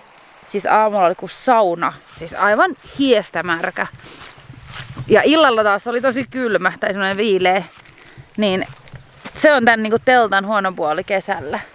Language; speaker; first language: Finnish; native; Finnish